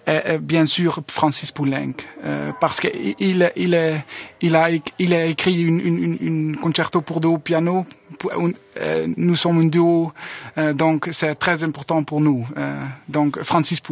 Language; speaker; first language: French; non-native, learner; Dutch